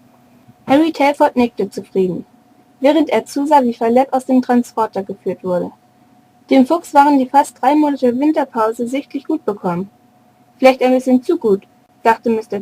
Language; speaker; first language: German; native; German